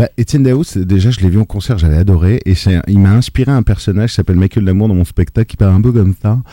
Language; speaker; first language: French; native; French